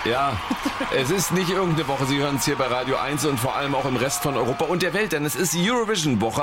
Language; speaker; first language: German; native; German